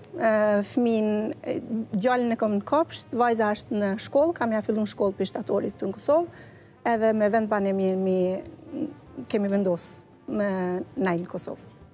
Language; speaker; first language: Albanian; early bilingual, heritage; Albanian